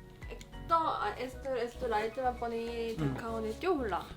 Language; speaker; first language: Nepali; non-native, learner; Korean